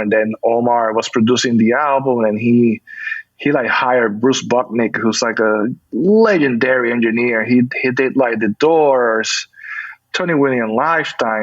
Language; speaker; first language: English; non-native, fluent; Spanish